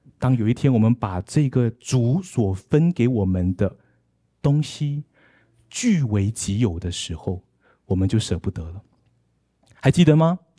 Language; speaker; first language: Chinese; native; Chinese